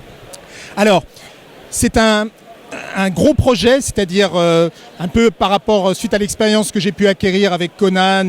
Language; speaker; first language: French; native; French